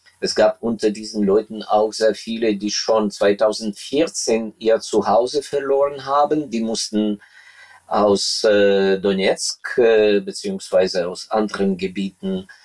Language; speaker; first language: German; non-native, fluent; Ukrainian